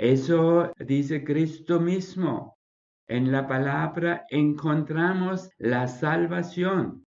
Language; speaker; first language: Spanish; non-native, fluent; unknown